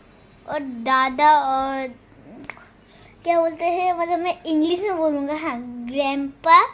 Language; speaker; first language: Hindi; non-native, local second language; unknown